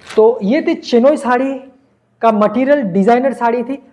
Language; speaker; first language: Hindi; non-native, local second language; Gujarati